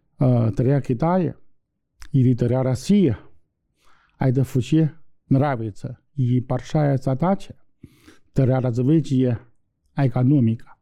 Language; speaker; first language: Russian; non-native, learner; Chinese